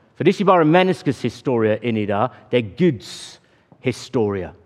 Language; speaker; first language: Norwegian; non-native, fluent; English